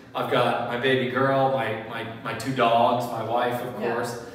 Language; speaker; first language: English; native; English